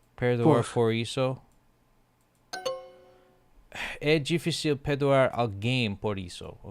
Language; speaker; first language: Portuguese; non-native, learner; English